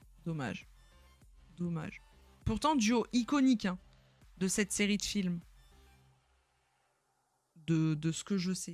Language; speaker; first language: French; native; French